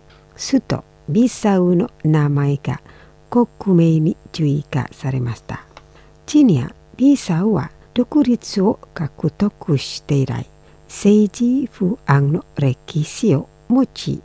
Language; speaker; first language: Japanese; non-native, fluent; Indonesian